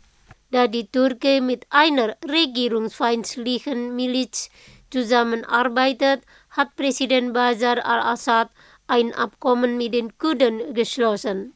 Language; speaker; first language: German; non-native, fluent; Indonesian